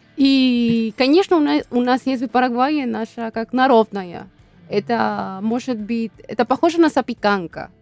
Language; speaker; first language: Russian; non-native, learner; Spanish